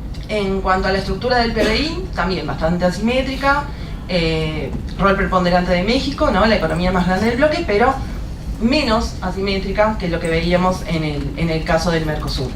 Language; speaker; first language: Spanish; native; Spanish